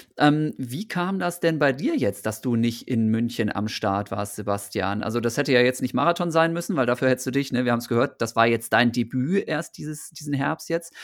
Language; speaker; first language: German; native; German